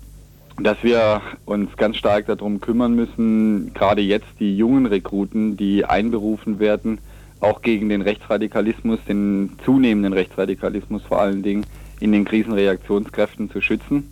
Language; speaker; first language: German; native; German